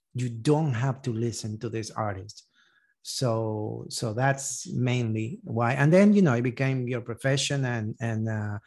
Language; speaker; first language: English; non-native, fluent; Spanish